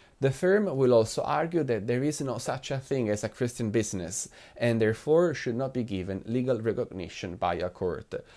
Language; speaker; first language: English; non-native, fluent; Italian